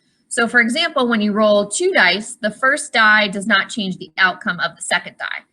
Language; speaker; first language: English; native; English